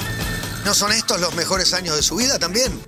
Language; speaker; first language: Spanish; native; Spanish